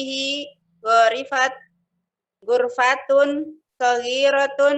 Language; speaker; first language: Arabic; non-native, learner; Indonesian